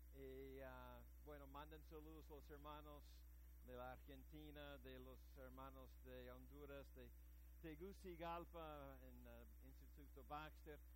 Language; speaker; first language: Spanish; non-native, fluent; English